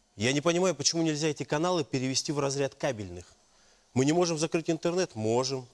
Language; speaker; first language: Russian; native; Russian